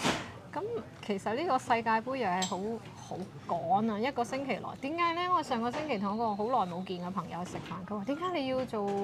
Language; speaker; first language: Cantonese; native; Cantonese